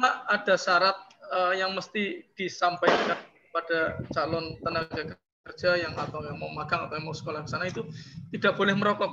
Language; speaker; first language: Indonesian; native; Indonesian